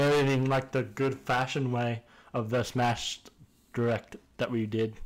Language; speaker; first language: English; native; English